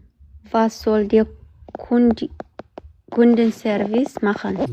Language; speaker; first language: German; non-native, learner; Amharic